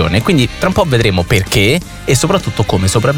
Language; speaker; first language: Italian; native; Italian